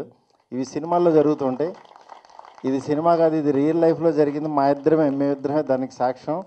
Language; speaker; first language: Telugu; native; Telugu